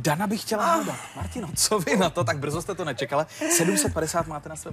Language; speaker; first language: Czech; native; Czech